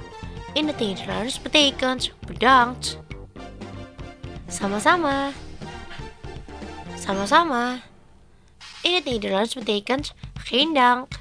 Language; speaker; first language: Dutch; non-native, fluent; Indonesian